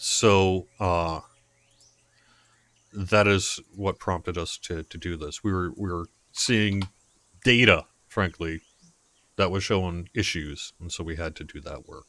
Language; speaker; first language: English; native; English